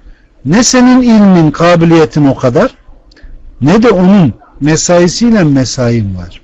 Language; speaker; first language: Turkish; native; Turkish